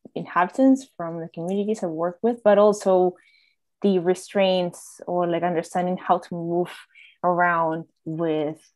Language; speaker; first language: English; non-native, fluent; Spanish